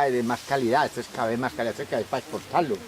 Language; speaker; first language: Spanish; native; Spanish